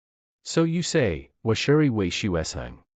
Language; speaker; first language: Chinese; non-native, fluent; English